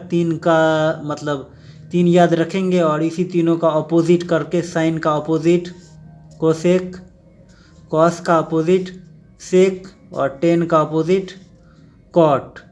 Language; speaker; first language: Hindi; native; Hindi